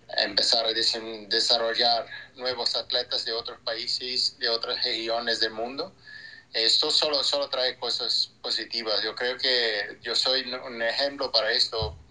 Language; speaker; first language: Spanish; non-native, fluent; Portuguese